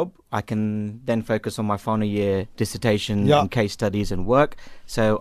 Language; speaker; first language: English; native; English